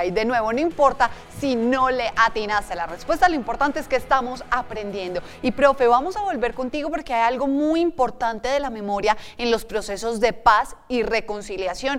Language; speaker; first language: Spanish; native; Spanish